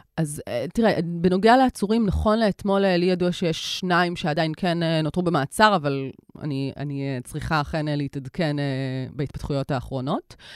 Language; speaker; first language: Hebrew; native; Hebrew